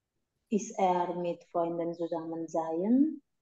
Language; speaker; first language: German; non-native, learner; Indonesian